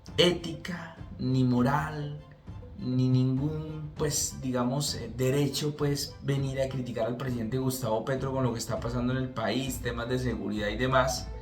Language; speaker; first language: Spanish; native; Spanish